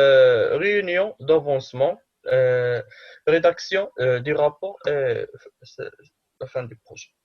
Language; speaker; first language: French; non-native, local second language; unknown